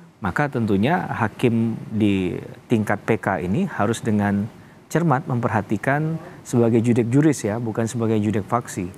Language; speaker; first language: Indonesian; native; Indonesian